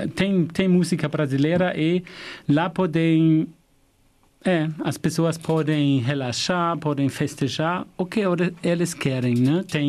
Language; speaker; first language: Portuguese; non-native, fluent; German